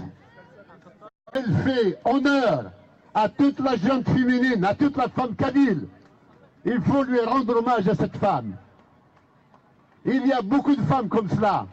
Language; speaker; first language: French; non-native, local second language; Kabyle